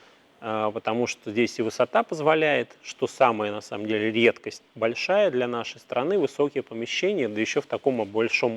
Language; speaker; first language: Russian; native; Russian